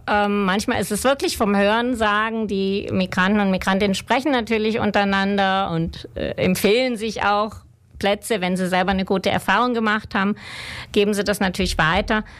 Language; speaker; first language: German; native; German